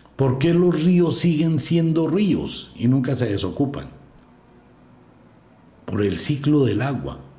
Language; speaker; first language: Spanish; native; Spanish